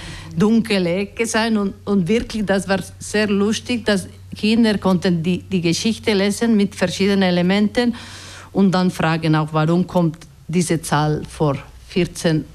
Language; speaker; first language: German; non-native, fluent; Basque